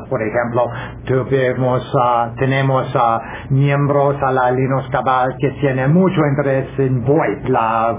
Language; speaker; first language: Spanish; non-native, learner; English